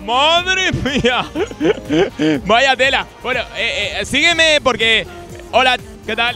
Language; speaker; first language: Spanish; native; Spanish